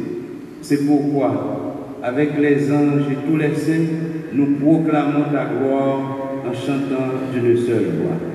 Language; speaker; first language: French; non-native, local second language; Haitian Creole